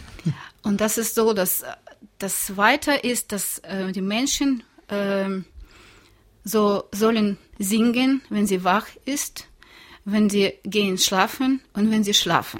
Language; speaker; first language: German; non-native, learner; Russian